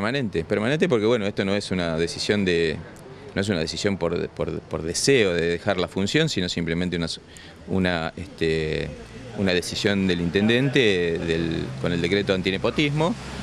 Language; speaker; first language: Spanish; native; Spanish